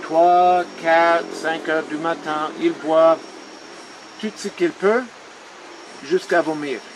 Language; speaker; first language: French; non-native, fluent; Spanish